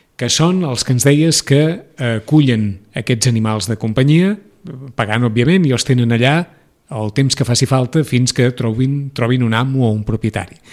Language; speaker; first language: Catalan; native; Catalan